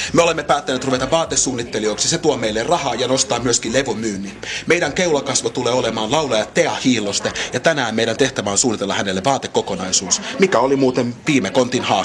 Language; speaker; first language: Finnish; native; Finnish